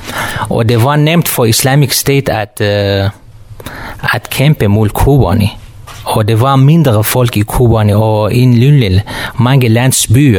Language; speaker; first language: Danish; non-native, learner; Kurdish